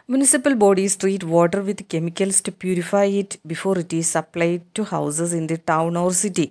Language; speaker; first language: English; non-native, local second language; Malayalam